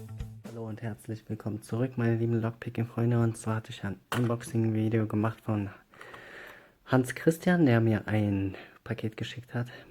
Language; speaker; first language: German; native; German